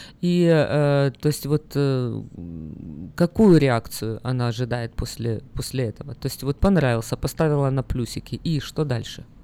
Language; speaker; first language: Russian; native; Russian